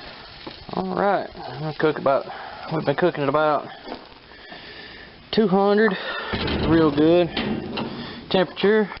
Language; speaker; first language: English; native; English